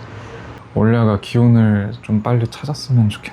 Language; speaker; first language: Korean; native; Korean